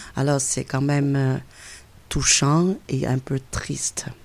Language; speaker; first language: French; non-native, fluent; Chinese